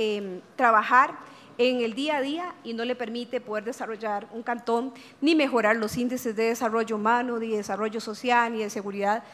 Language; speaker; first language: Spanish; native; Spanish